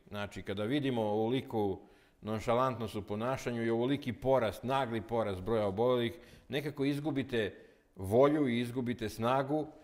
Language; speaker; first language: Serbian; native; Serbian